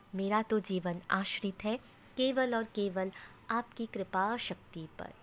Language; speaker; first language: Hindi; non-native, local second language; Bangla